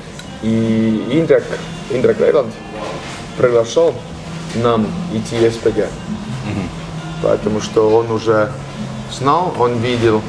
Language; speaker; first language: Russian; non-native, learner; Estonian